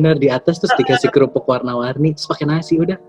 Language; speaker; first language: Indonesian; native; Indonesian